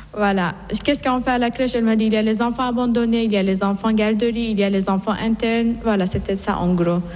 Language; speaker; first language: French; non-native, fluent; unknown